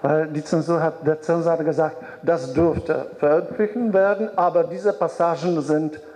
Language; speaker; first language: German; non-native, fluent; Polish